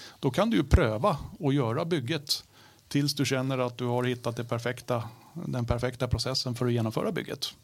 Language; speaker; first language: Swedish; native; Swedish